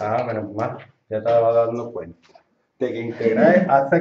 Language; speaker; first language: Spanish; native; Spanish